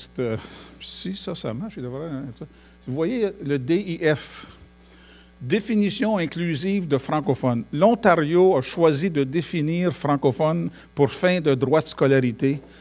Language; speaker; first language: French; native; French